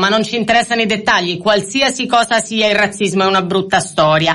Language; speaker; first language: Italian; native; Italian